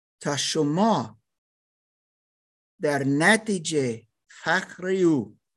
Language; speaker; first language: Persian; non-native, learner; German